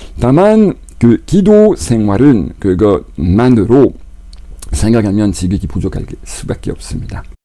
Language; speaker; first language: Korean; non-native, fluent; French